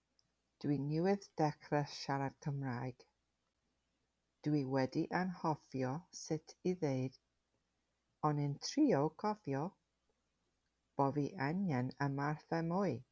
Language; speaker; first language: Welsh; non-native, learner; English